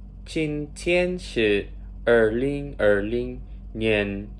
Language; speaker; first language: Chinese; non-native, learner; Indonesian